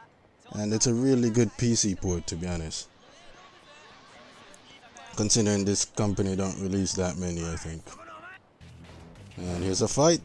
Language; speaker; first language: English; native; English